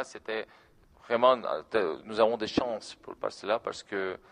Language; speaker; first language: French; non-native, learner; Georgian